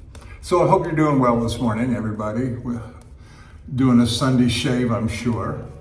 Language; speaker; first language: English; native; English